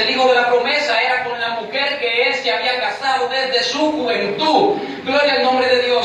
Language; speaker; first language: Spanish; native; Spanish